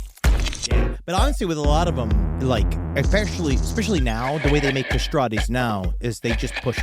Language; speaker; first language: English; native; English